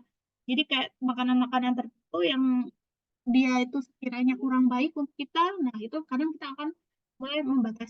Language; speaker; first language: Indonesian; native; Indonesian